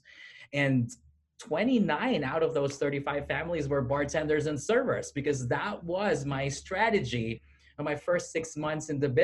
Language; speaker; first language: English; non-native, local second language; Filipino